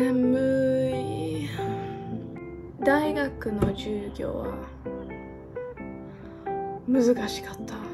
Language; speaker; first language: Japanese; non-native, learner; English